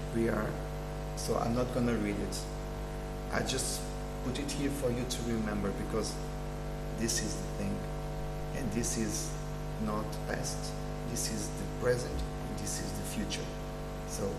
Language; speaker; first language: English; non-native, fluent; Portuguese